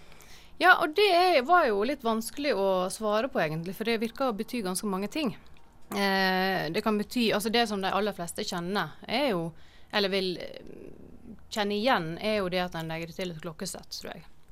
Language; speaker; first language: Norwegian; native; Norwegian